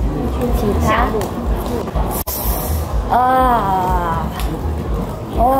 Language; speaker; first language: Chinese; non-native, learner; Korean